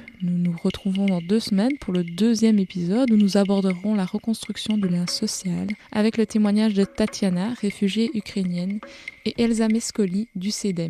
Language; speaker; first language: French; native; French